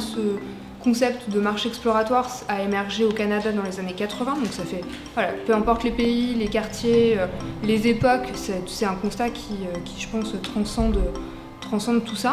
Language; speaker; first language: French; native; French